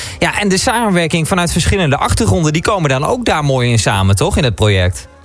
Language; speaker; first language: Dutch; native; Dutch